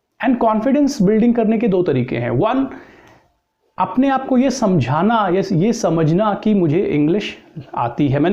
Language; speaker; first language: Hindi; native; Hindi